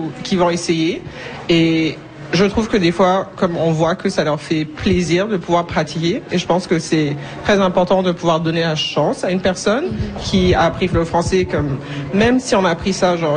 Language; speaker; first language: French; native; French